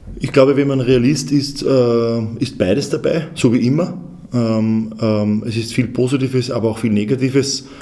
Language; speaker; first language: German; native; German